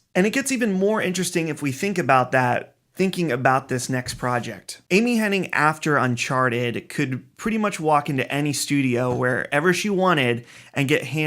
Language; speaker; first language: English; native; English